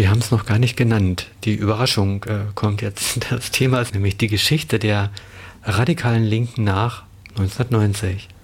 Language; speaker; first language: German; native; German